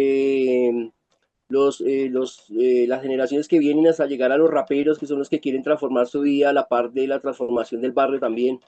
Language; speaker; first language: Spanish; native; Spanish